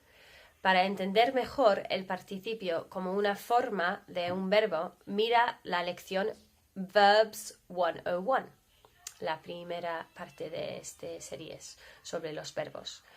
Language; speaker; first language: Spanish; non-native, fluent; English